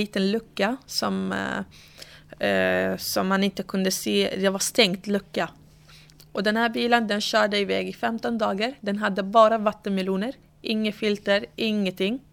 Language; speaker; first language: Swedish; early bilingual, other home language; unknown